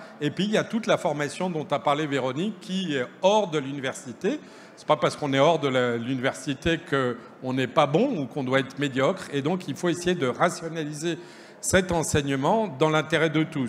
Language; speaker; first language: French; native; French